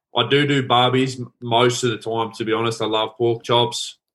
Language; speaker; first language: English; native; English